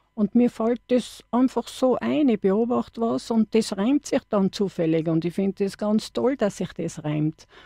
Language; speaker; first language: German; native; German